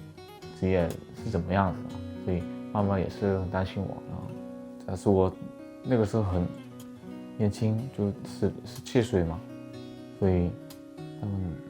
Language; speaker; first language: Chinese; non-native, fluent; Korean